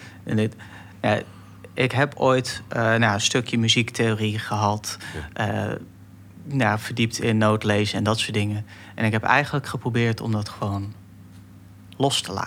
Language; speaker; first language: Dutch; native; Dutch